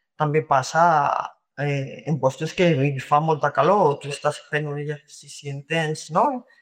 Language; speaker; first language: Catalan; non-native, local second language; Spanish